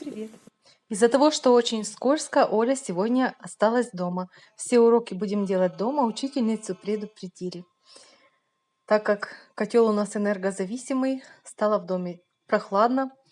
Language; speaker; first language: Russian; native; Russian